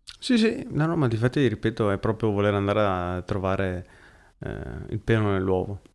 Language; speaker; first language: Italian; native; Italian